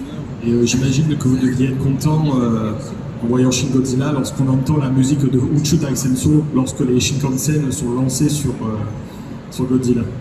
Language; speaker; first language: French; native; French